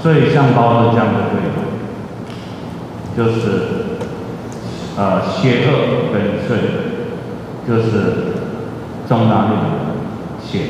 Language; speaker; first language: Chinese; non-native, fluent; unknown